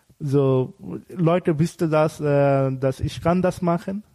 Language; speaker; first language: German; non-native, learner; Bangla